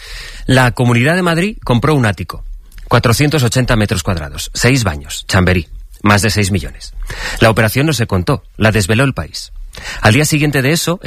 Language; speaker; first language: Spanish; native; Spanish